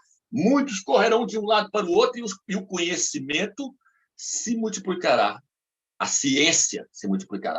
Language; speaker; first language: Portuguese; native; Portuguese